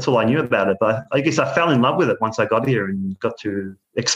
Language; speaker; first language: English; native; English